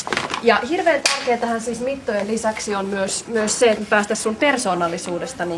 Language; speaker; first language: Finnish; native; Finnish